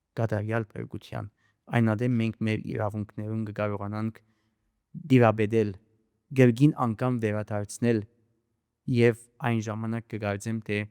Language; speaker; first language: Armenian; early bilingual, heritage; Armenian